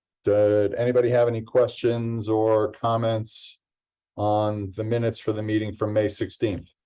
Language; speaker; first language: English; native; English